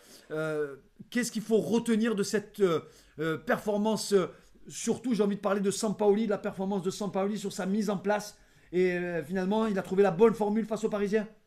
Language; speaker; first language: French; native; French